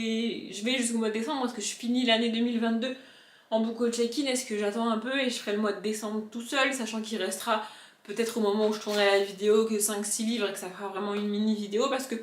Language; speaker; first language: French; native; French